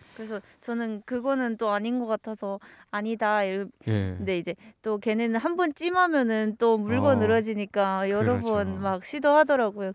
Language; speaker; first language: Korean; native; Korean